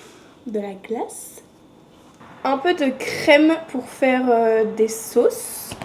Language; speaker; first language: French; native; French